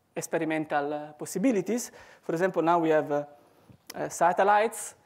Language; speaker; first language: English; non-native, fluent; Italian